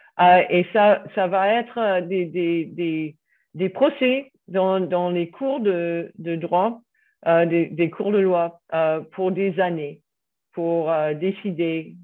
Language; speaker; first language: French; non-native, fluent; English